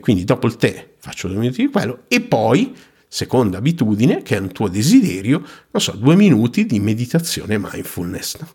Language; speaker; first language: Italian; native; Italian